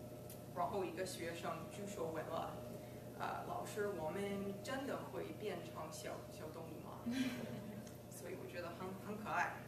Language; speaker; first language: Chinese; non-native, fluent; English